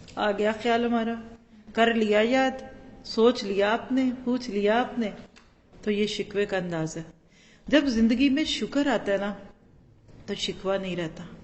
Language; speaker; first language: Urdu; non-native, local second language; Punjabi